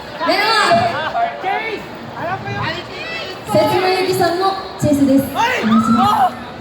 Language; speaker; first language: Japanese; non-native, learner; Filipino